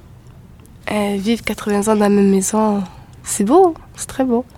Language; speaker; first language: French; native; French